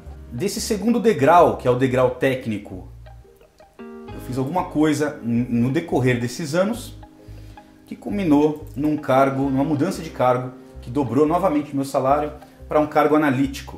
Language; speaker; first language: Portuguese; native; Portuguese